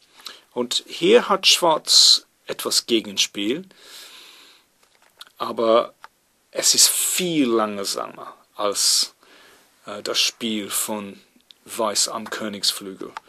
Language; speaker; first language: German; non-native, fluent; English